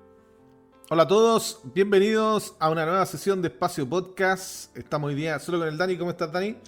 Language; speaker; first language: Spanish; native; Spanish